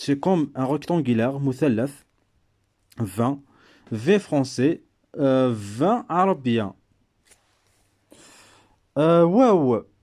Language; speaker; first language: French; non-native, local second language; Berber languages